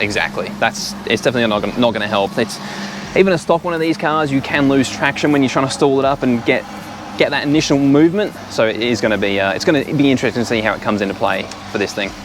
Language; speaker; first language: English; native; English